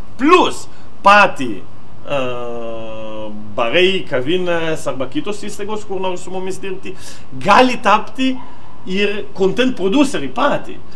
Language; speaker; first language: Lithuanian; non-native, fluent; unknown